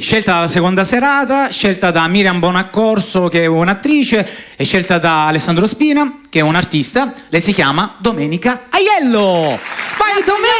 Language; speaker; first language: Italian; native; Italian